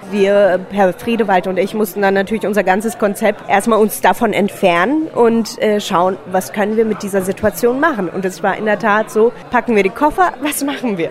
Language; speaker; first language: German; early bilingual, other home language; Turkish